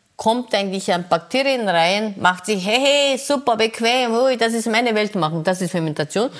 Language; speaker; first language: German; non-native, fluent; Korean